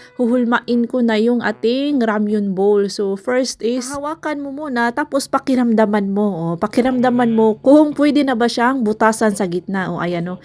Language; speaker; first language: Filipino; non-native, local second language; Cebuano